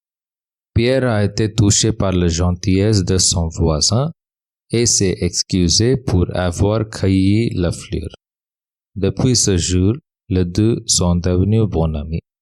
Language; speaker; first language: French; non-native, fluent; English